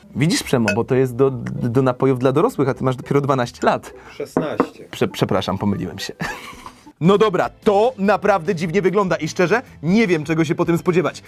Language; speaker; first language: Polish; native; Polish